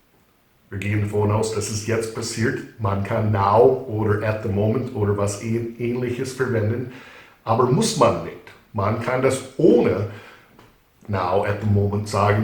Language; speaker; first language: German; non-native, fluent; English